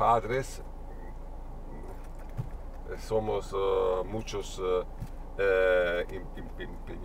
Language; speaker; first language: Spanish; non-native, learner; Italian